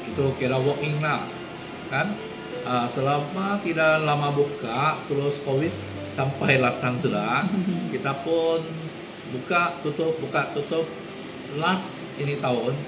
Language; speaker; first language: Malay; non-native, local second language; Hakka Chinese